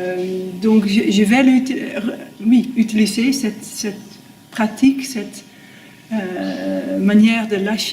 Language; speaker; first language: French; non-native, fluent; Dutch